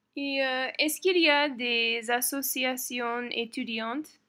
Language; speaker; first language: French; non-native, learner; English